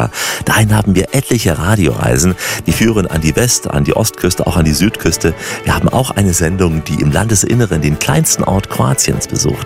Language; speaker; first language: German; native; German